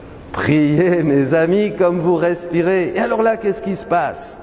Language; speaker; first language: French; native; French